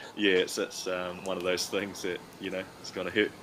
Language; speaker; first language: English; native; English